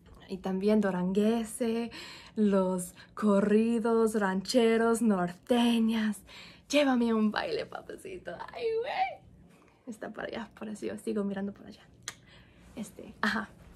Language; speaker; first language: Spanish; non-native, fluent; English